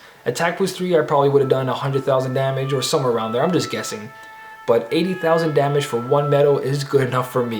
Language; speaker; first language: English; native; English